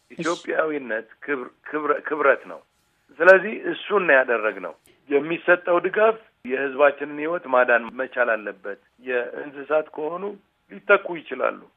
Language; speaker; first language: Amharic; non-native, local second language; Tigrinya